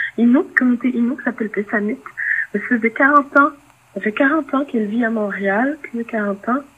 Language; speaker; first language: French; non-native, local second language; Innu-aimun